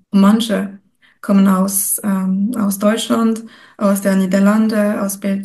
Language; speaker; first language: German; non-native, fluent; French